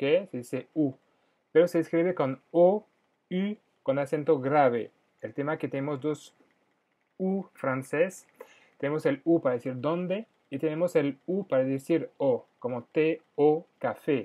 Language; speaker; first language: Spanish; non-native, fluent; French